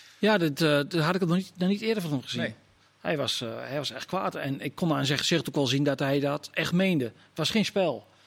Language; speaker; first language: Dutch; native; Dutch